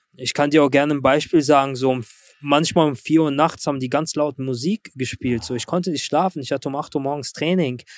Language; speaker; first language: German; early bilingual, other home language; Russian